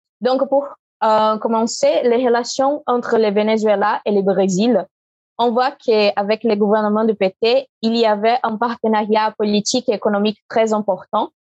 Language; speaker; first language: French; non-native, fluent; Portuguese